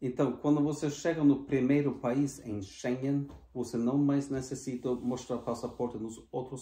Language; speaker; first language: Portuguese; non-native, fluent; Norwegian